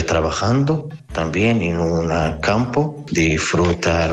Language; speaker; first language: Spanish; non-native, learner; Arabic